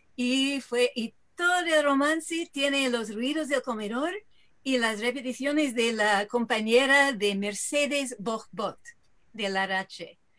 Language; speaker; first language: Spanish; non-native, fluent; English